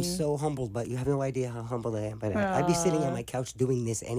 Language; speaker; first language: English; native; English